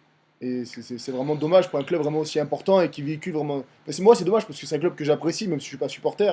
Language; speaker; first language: French; native; French